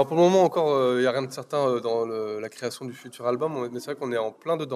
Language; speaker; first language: French; native; French